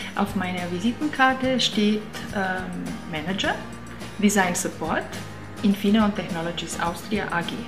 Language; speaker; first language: German; non-native, fluent; Croatian